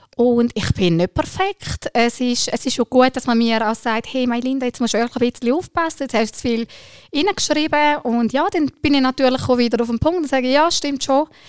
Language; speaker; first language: German; early bilingual, other home language; Albanian